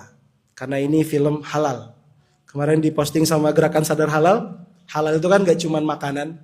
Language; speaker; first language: Indonesian; native; Indonesian